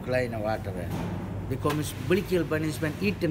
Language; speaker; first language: Dutch; non-native, learner; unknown